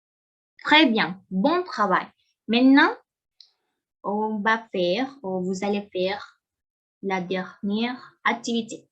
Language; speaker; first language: French; non-native, fluent; Spanish